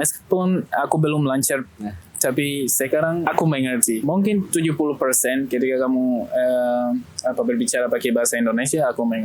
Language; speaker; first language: Indonesian; non-native, learner; Swahili